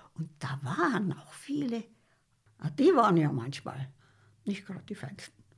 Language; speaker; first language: German; early bilingual, heritage; Romanian